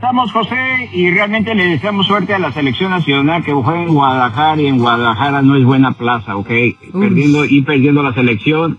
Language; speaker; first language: Spanish; native; Spanish